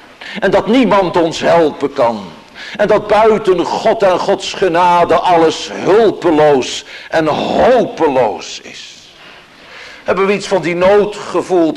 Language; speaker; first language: Dutch; native; Dutch